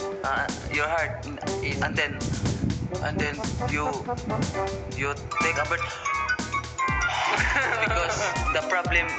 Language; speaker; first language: English; non-native, learner; Filipino